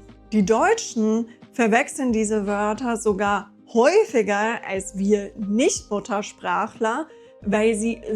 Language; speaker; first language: German; non-native, fluent; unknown